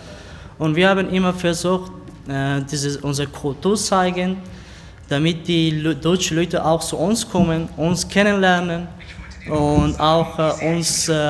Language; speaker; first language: German; non-native, learner; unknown